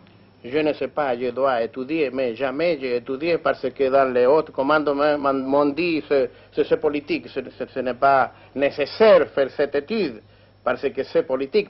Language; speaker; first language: French; non-native, learner; Spanish